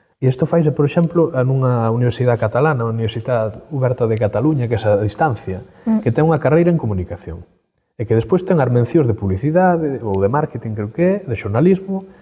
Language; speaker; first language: Galician; native; Galician